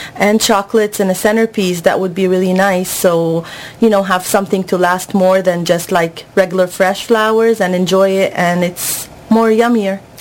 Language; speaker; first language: English; non-native, fluent; Arabic